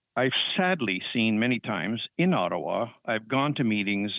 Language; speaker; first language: English; non-native, fluent; French